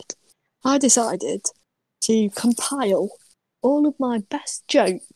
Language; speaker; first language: English; native; English